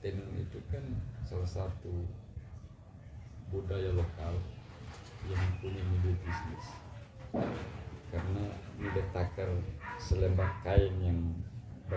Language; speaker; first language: Indonesian; non-native, local second language; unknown